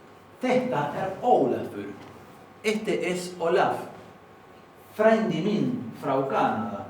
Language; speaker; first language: Icelandic; non-native, learner; Spanish